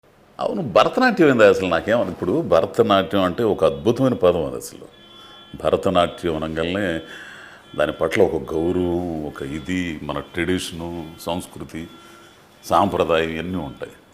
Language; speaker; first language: Telugu; native; Telugu